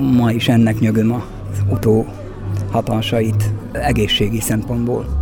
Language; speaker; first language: Hungarian; native; Hungarian